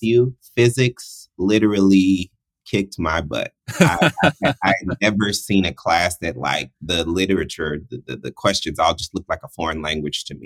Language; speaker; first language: English; native; English